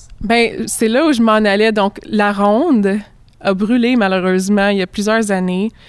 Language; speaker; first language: French; native; French